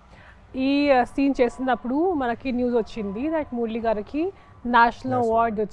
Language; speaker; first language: Telugu; non-native, local second language; Hindi